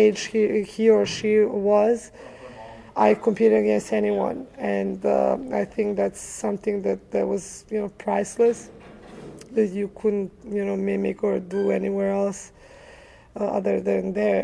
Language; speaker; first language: English; early bilingual, other home language; Serbian